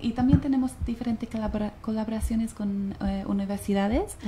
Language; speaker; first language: Spanish; non-native, fluent; English